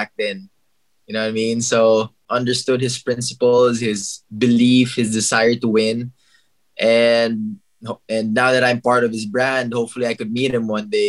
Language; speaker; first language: English; non-native, local second language; Filipino